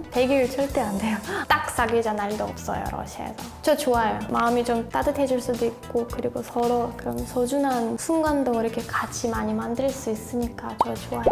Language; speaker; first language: Korean; non-native, fluent; Russian